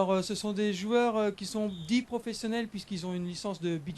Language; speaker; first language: French; native; French